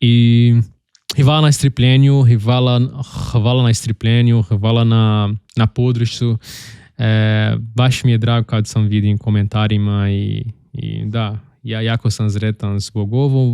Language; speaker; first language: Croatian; non-native, learner; Portuguese